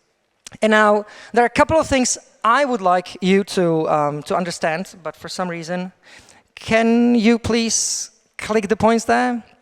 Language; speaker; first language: English; non-native, fluent; Czech